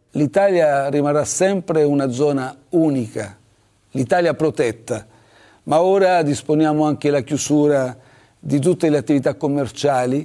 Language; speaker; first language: Italian; native; Italian